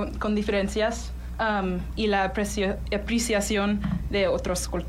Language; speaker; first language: Spanish; non-native, learner; English